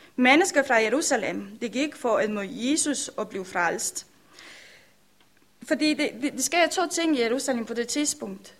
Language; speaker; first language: Danish; non-native, learner; Romanian